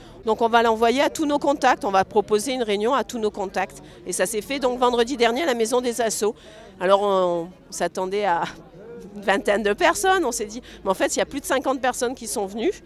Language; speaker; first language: French; native; French